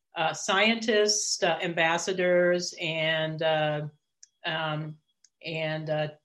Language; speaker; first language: English; early bilingual, other home language; Italian